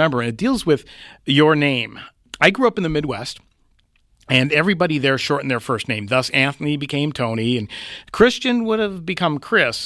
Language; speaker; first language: English; native; English